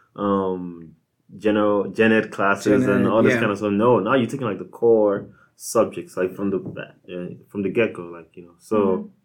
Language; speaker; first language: English; non-native, local second language; Igbo